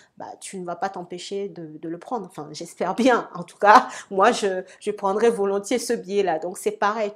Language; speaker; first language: French; native; French